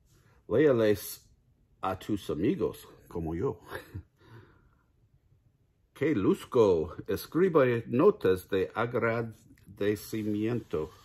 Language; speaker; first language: Spanish; non-native, learner; English